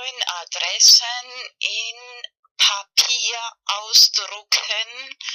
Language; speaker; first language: German; non-native, fluent; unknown